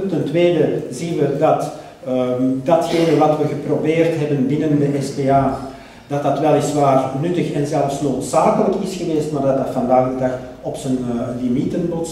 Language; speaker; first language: Dutch; native; Dutch